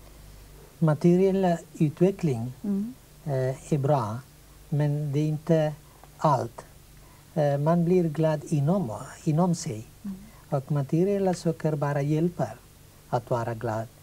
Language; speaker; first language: Swedish; non-native, fluent; Sinhala